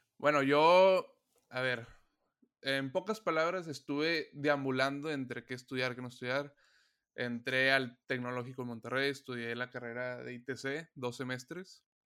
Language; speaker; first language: Spanish; native; Spanish